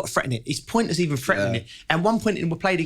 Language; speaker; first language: English; native; English